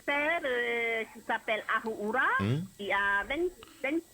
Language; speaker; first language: French; non-native, local second language; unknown